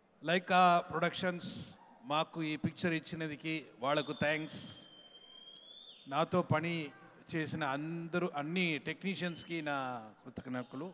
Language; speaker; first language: Telugu; non-native, learner; Tamil